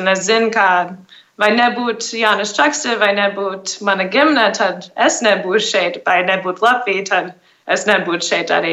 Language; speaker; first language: Latvian; early bilingual, heritage; English